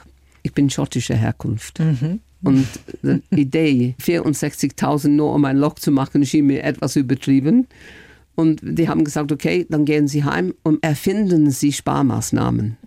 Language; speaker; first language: German; non-native, fluent; English